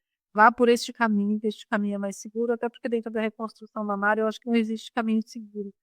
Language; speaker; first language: Portuguese; native; Portuguese